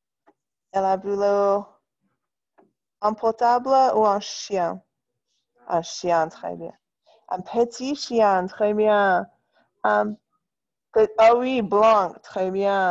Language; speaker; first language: French; non-native, fluent; English